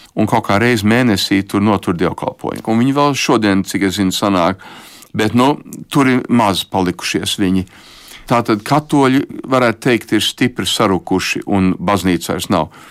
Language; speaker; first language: Latvian; early bilingual, heritage; Latvian